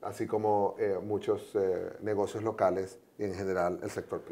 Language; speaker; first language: Spanish; native; Spanish